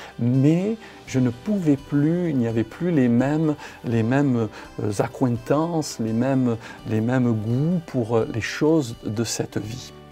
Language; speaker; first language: French; native; French